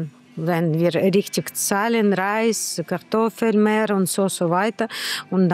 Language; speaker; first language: German; non-native, learner; Ukrainian